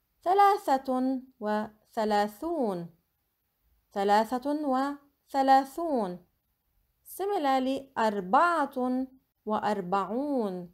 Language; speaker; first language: Arabic; non-native, fluent; English